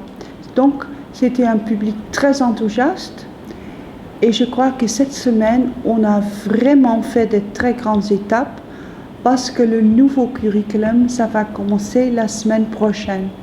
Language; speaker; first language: French; non-native, fluent; Dutch